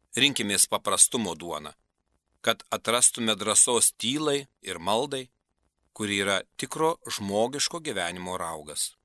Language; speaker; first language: Lithuanian; native; Lithuanian